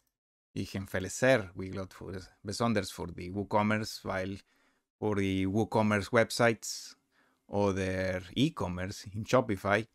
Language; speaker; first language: German; non-native, learner; Spanish